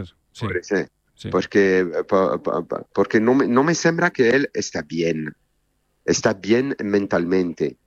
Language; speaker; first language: Spanish; non-native, fluent; Italian